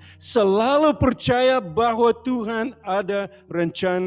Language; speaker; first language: Indonesian; non-native, learner; English